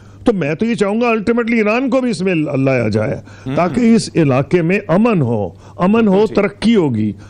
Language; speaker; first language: Urdu; non-native, local second language; Punjabi